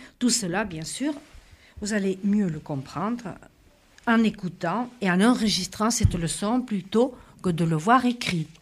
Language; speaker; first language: French; native; French